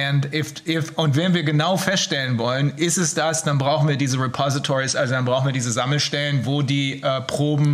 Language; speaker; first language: German; native; German